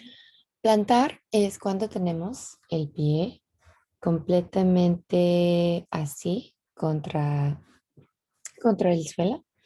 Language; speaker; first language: Spanish; non-native, fluent; English